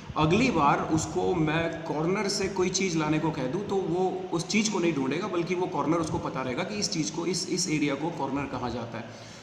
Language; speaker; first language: Hindi; native; Hindi